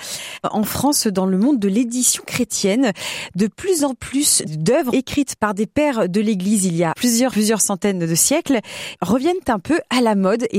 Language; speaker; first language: French; native; French